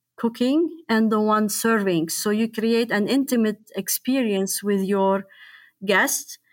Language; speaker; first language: English; non-native, fluent; Arabic